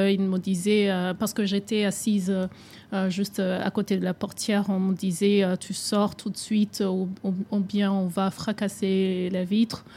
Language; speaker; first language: French; non-native, local second language; Rundi